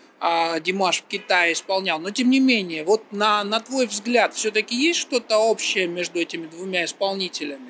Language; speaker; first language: Russian; native; Russian